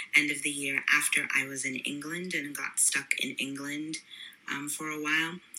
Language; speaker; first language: English; native; English